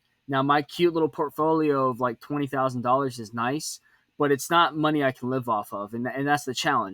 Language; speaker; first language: English; native; English